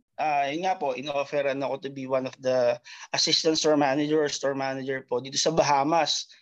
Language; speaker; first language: Filipino; native; Filipino